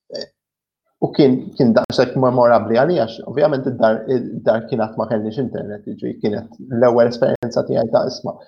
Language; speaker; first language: Maltese; early bilingual, heritage; Maltese